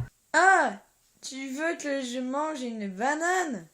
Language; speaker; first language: French; native; French